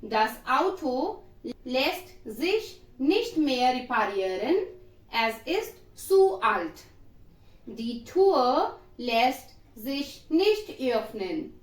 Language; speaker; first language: German; non-native, fluent; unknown